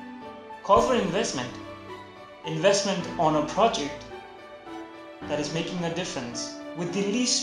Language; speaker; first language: English; non-native, local second language; Nepali